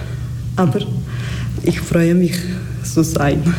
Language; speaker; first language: German; non-native, learner; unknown